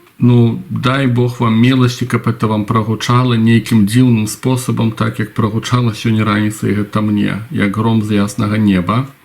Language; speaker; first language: Belarusian; non-native, local second language; Russian